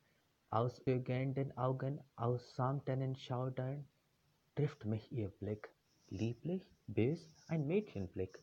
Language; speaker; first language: German; non-native, fluent; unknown